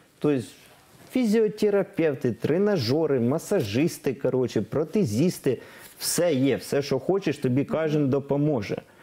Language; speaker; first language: Ukrainian; non-native, local second language; Russian